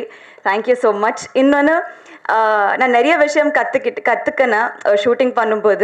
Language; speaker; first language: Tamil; non-native, learner; Telugu